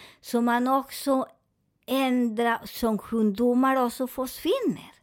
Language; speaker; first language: Swedish; non-native, fluent; Spanish